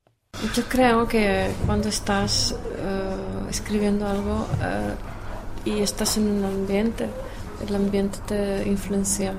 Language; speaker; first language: Spanish; non-native, fluent; Czech